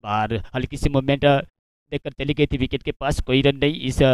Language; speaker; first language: Hindi; non-native, local second language; Marathi